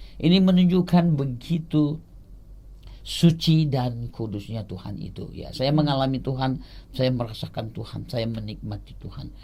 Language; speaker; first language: Indonesian; non-native, local second language; Achinese